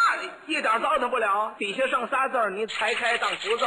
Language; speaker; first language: Chinese; native; Chinese